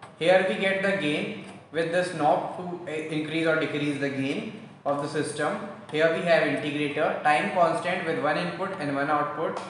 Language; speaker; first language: English; non-native, local second language; Hindi